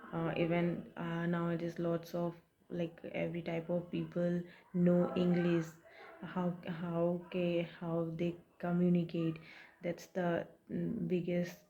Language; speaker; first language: English; non-native, learner; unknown